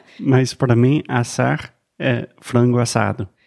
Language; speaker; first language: Portuguese; non-native, fluent; English